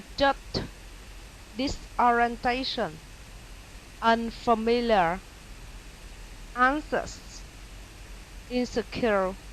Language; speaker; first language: English; non-native, learner; Vietnamese